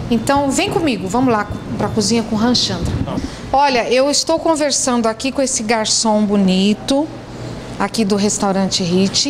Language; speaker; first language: Portuguese; native; Portuguese